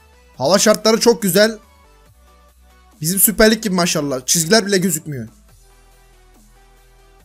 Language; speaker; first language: Turkish; native; Turkish